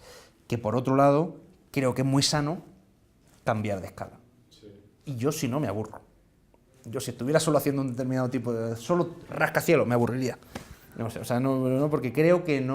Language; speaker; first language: Spanish; native; Spanish